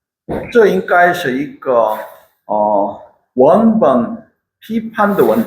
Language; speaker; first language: Chinese; non-native, fluent; Korean